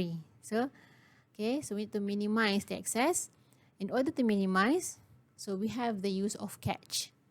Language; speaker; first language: English; non-native, local second language; Malay